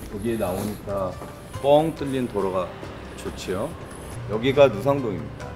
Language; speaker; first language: Korean; native; Korean